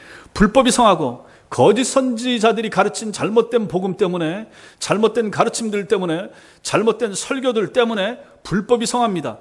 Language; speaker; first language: Korean; native; Korean